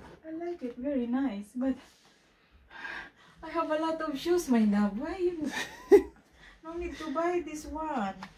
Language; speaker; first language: English; non-native, learner; Filipino